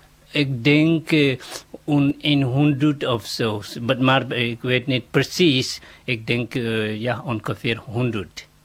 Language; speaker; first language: Dutch; non-native, learner; Tibetan